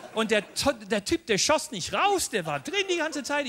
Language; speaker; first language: German; non-native, fluent; English